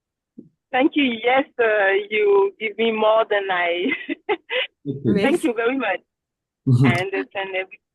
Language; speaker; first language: English; non-native, learner; French